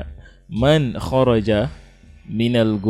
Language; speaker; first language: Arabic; non-native, fluent; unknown